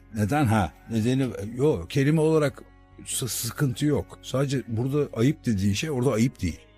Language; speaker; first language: Turkish; native; Turkish